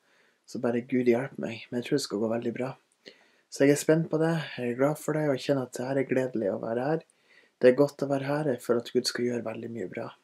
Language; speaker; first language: Norwegian; native; Norwegian